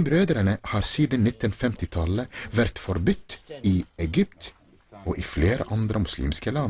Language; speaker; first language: Norwegian; non-native, fluent; Arabic